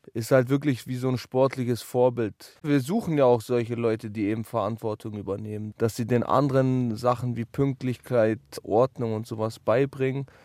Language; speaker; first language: German; native; German